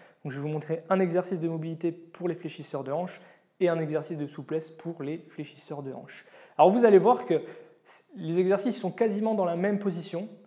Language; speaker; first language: French; native; French